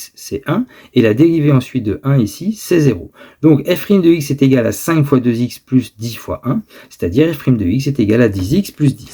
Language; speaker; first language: French; native; French